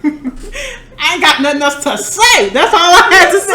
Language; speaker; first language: English; native; English